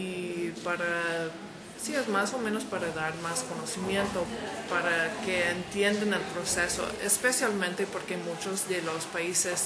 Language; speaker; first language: Spanish; non-native, fluent; English